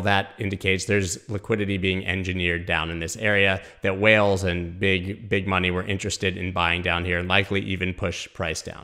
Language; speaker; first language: English; native; English